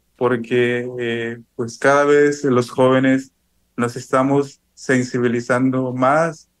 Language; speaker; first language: Spanish; non-native, local second language; Zapotec